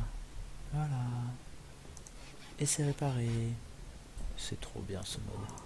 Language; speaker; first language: French; native; French